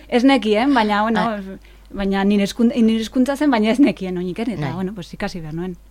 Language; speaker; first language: Basque; non-native, local second language; Spanish